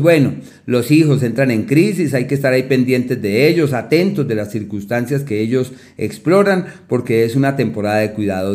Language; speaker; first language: Spanish; native; Spanish